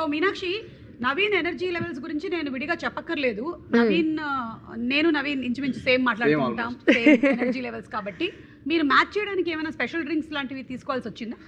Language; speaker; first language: Telugu; native; Telugu